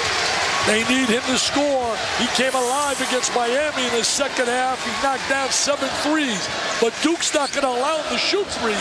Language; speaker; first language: English; native; English